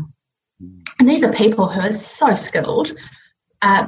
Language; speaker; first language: English; native; English